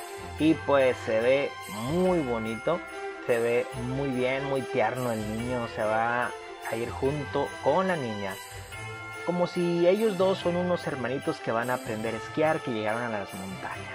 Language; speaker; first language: Spanish; native; Spanish